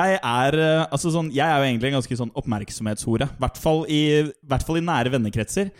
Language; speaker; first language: Norwegian; native; Norwegian